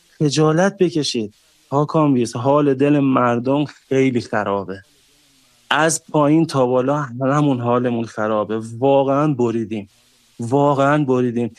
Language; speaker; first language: Persian; native; Persian